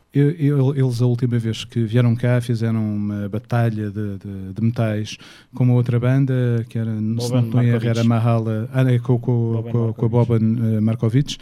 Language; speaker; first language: Portuguese; native; Portuguese